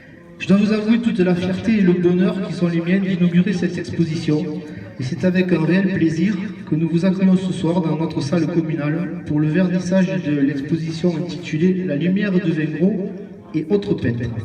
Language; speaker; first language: French; native; French